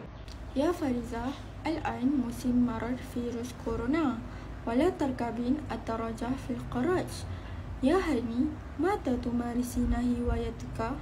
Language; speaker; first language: Arabic; non-native, learner; Malay